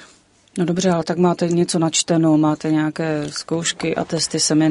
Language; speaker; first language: Czech; native; Czech